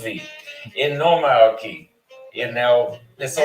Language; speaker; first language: Portuguese; non-native, learner; English